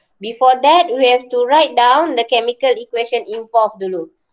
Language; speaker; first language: English; non-native, local second language; Malay